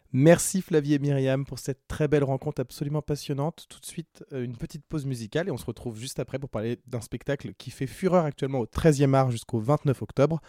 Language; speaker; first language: French; native; French